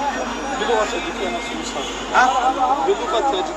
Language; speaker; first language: Arabic; non-native, learner; Tajik